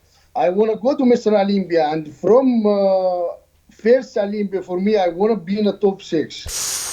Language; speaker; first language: English; non-native, learner; Arabic